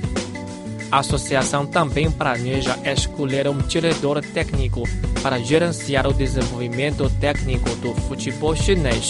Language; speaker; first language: Portuguese; non-native, fluent; Chinese